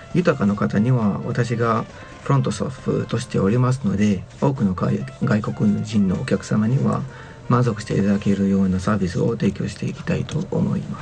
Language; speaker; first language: Japanese; non-native, fluent; Arabic